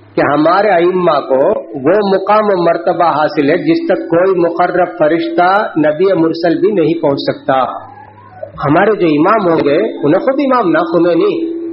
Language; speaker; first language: Urdu; native; Urdu